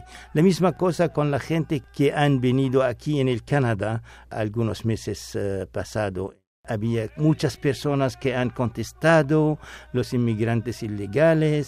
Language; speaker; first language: Spanish; non-native, fluent; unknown